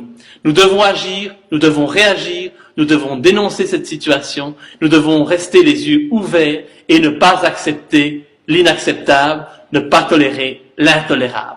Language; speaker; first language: French; native; French